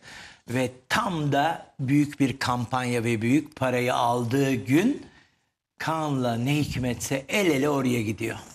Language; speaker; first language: Turkish; native; Turkish